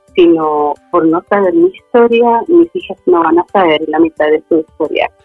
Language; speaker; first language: Spanish; early bilingual, other home language; Swedish